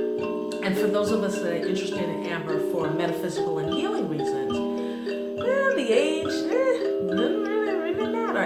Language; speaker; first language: English; native; English